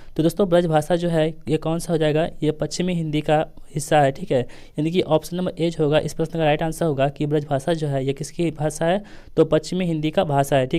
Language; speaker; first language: Hindi; native; Hindi